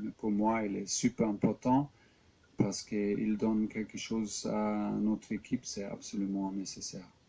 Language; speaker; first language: French; non-native, fluent; German